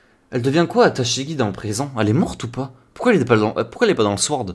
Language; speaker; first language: French; native; French